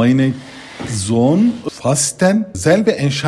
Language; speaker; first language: German; non-native, fluent; Turkish